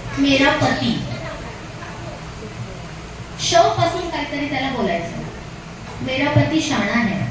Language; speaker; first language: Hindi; non-native, local second language; Marathi